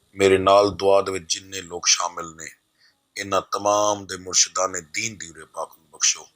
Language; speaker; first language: Urdu; non-native, local second language; Punjabi